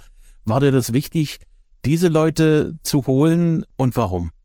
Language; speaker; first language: German; native; German